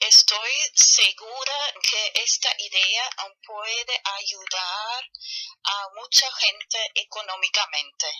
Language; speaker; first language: Spanish; non-native, learner; German